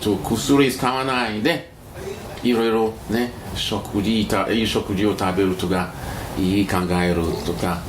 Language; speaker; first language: Japanese; non-native, learner; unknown